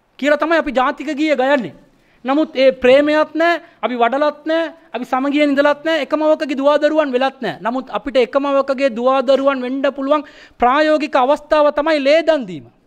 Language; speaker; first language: Sinhala; non-native, local second language; Tamil